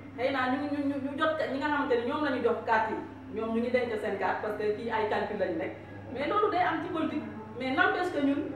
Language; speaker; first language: Wolof; non-native, local second language; Jola-Fonyi